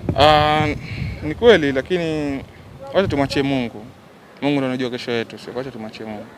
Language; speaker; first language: Swahili; native; Swahili